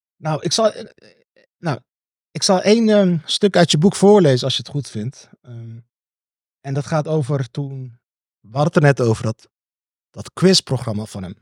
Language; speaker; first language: Dutch; early bilingual, other home language; Turkish